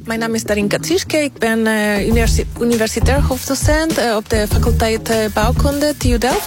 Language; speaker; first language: Dutch; non-native, fluent; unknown